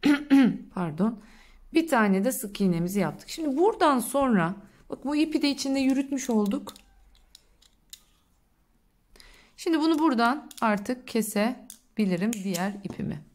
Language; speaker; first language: Turkish; native; Turkish